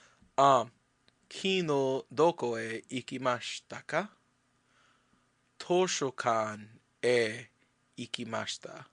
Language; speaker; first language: Japanese; non-native, learner; English